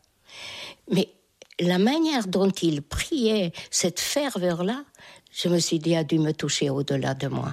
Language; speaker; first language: French; non-native, fluent; Hungarian